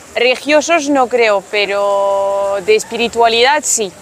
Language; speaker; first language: Spanish; non-native, fluent; French